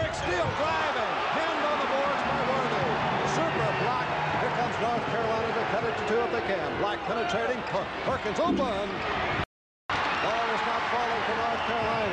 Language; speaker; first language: English; native; English